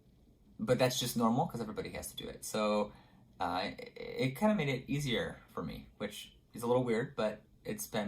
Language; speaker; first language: English; native; English